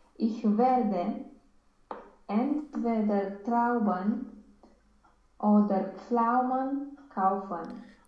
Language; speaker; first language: German; non-native, learner; Romanian